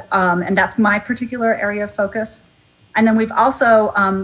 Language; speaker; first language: English; native; English